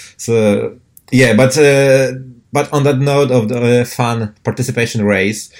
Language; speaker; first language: English; non-native, fluent; Polish